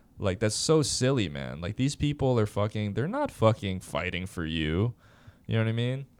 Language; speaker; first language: English; native; English